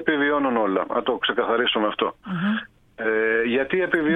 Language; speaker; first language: Greek; native; Greek